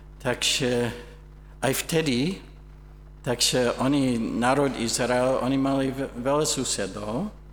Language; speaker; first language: Slovak; non-native, fluent; English